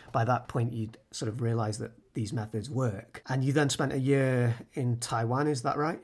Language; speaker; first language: English; native; English